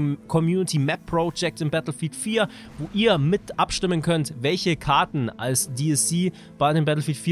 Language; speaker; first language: German; native; German